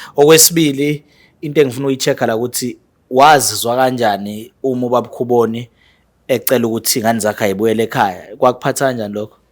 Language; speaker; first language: Zulu; native; Zulu